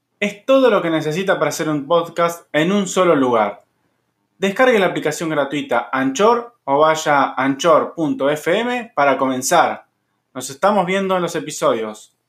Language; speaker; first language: Spanish; native; Spanish